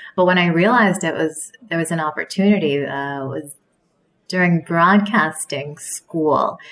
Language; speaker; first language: English; native; English